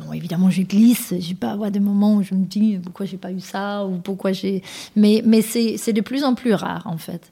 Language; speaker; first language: French; non-native, fluent; Danish